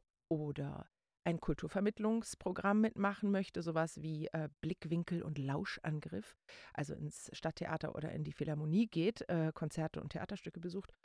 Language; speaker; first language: German; native; German